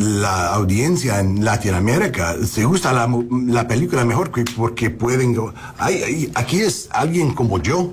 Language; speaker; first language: Spanish; early bilingual, heritage; English